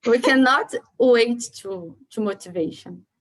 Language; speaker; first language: English; non-native, learner; Portuguese